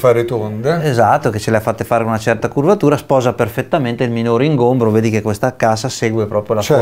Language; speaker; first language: Italian; native; Italian